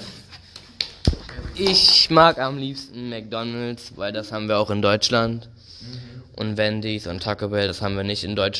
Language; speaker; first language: German; non-native, learner; English